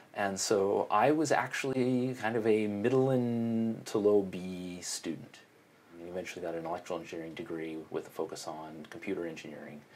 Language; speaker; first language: English; native; English